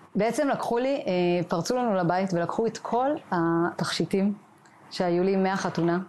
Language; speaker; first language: Hebrew; native; Hebrew